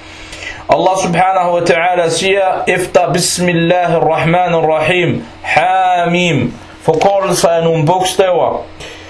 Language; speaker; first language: Danish; non-native, fluent; Arabic